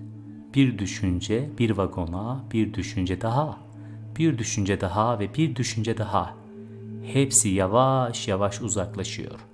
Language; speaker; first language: Turkish; native; Turkish